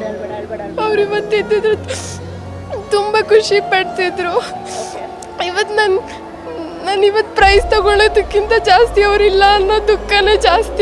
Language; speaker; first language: Kannada; non-native, local second language; Telugu